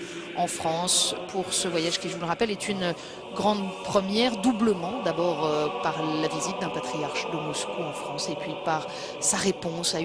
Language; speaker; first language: French; native; French